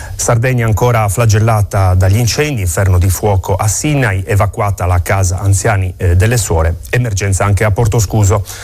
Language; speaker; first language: Italian; native; Italian